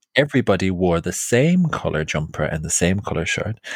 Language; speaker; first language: English; native; English